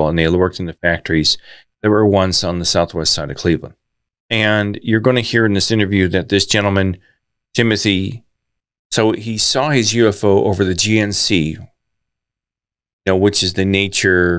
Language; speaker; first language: English; native; English